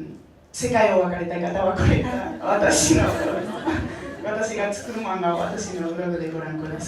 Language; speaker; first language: Japanese; non-native, fluent; Spanish